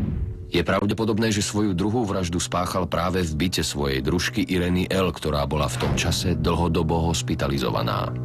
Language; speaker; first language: Slovak; native; Slovak